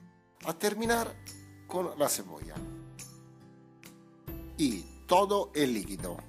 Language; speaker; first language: Spanish; non-native, fluent; Italian